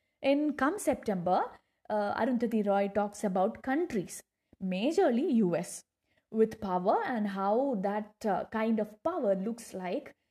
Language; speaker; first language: English; non-native, local second language; Malayalam